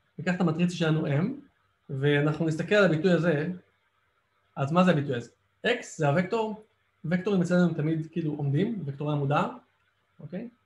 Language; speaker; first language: Hebrew; native; Hebrew